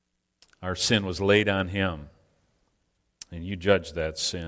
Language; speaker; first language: English; native; English